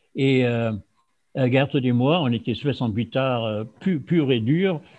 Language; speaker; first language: French; non-native, fluent; German